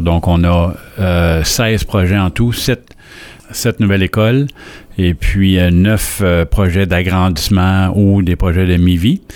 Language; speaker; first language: French; native; French